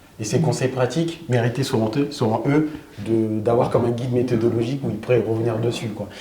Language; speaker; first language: French; early bilingual, other home language; Fula